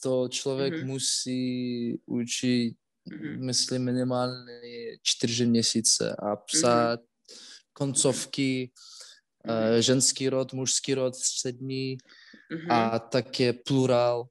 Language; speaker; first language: Czech; non-native, learner; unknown